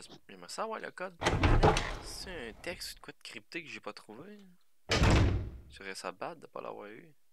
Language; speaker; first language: French; native; French